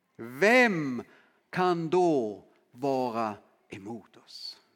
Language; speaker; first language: Swedish; non-native, fluent; German